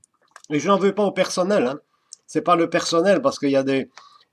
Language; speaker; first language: French; native; French